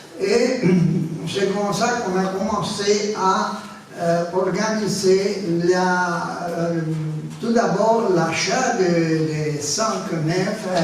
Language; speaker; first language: French; non-native, fluent; Spanish